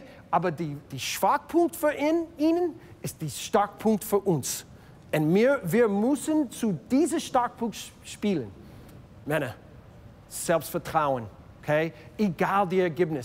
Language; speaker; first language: German; non-native, learner; English